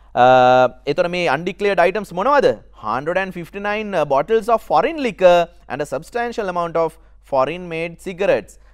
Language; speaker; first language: English; non-native, local second language; Sinhala